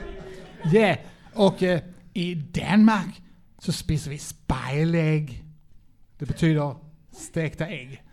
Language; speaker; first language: Danish; non-native, learner; Swedish